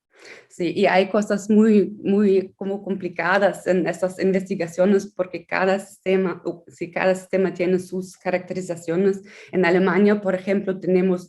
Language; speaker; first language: Spanish; non-native, fluent; German